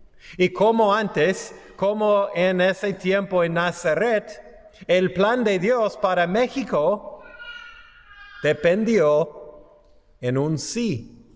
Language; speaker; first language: Spanish; non-native, fluent; English